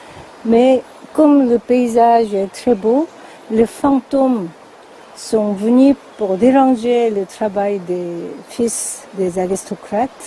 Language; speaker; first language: French; non-native, fluent; Korean